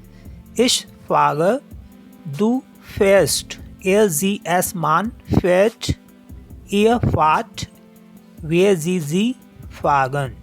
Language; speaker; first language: German; non-native, learner; Hindi